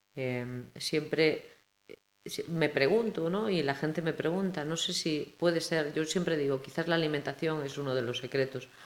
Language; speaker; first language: Spanish; native; Spanish